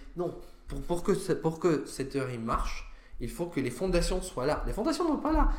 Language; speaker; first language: French; non-native, fluent; Arabic